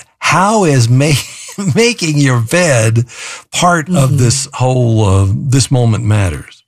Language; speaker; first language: English; native; English